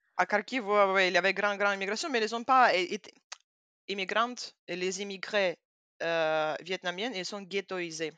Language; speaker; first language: French; non-native, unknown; Russian